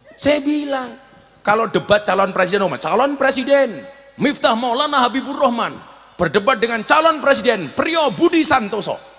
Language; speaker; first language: Indonesian; native; Indonesian